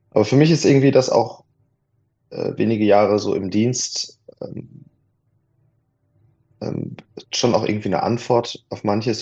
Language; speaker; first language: German; native; German